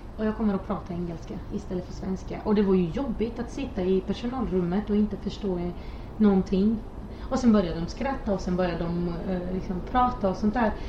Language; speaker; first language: Swedish; non-native, fluent; Romanian